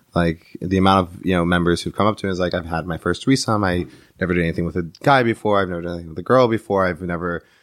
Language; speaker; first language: English; native; English